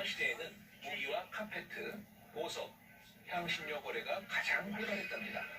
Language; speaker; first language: Korean; native; Korean